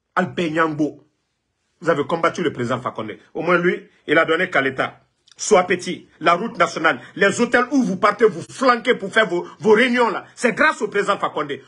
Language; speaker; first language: French; non-native, local second language; Mandingo